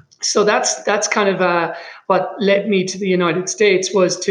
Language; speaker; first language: English; native; English